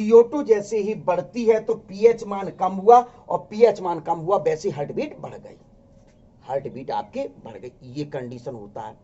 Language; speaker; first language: Hindi; native; Hindi